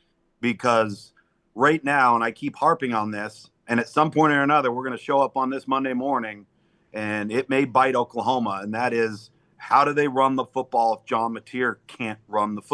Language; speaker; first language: English; native; English